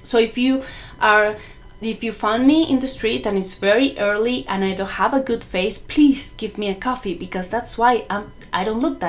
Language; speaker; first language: English; non-native, fluent; Spanish